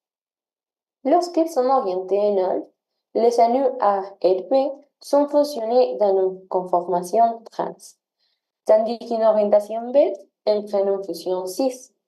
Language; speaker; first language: French; non-native, learner; Spanish